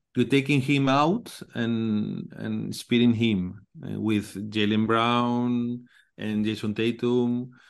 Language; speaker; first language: English; non-native, learner; Spanish